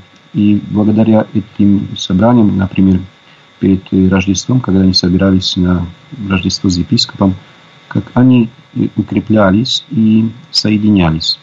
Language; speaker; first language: Russian; non-native, fluent; Polish